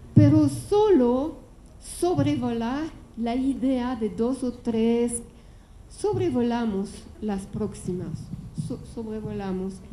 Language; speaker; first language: Spanish; non-native, fluent; French